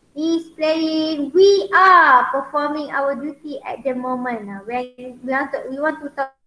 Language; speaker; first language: English; non-native, local second language; Malay